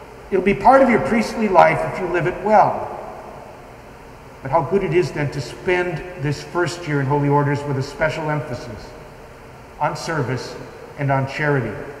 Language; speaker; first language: English; native; English